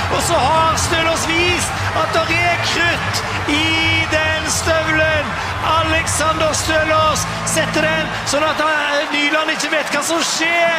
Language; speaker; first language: Norwegian; native; Norwegian